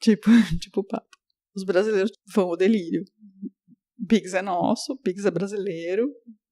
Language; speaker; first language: Portuguese; native; Portuguese